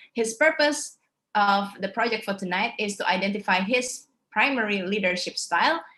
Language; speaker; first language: English; non-native, fluent; Dutch